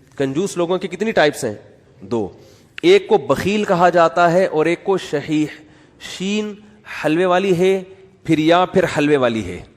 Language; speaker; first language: Urdu; native; Urdu